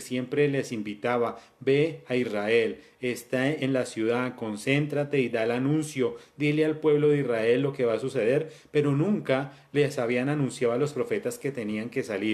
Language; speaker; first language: Spanish; native; Spanish